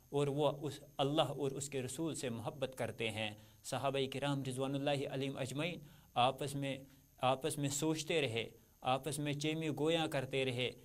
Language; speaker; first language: Urdu; non-native, local second language; Kashmiri